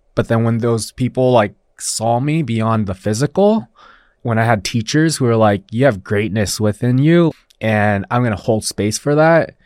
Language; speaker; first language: English; early bilingual, other home language; Chinese